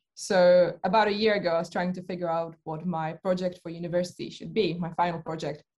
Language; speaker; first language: English; non-native, fluent; Czech